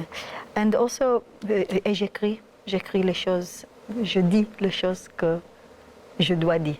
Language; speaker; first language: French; non-native, learner; Hebrew